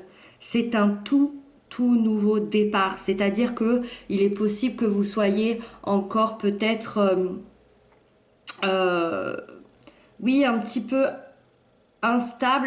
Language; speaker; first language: French; native; French